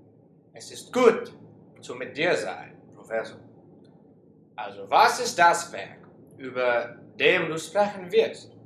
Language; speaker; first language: German; non-native, learner; English